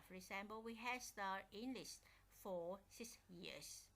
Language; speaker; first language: English; non-native, fluent; Vietnamese